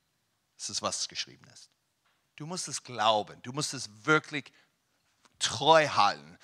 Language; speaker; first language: German; non-native, learner; English